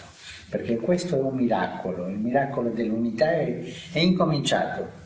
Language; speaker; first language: Italian; non-native, fluent; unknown